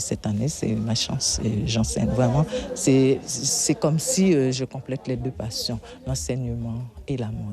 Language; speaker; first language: French; non-native, local second language; Haitian Creole